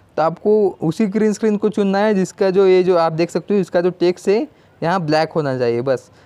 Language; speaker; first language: Hindi; non-native, local second language; Marathi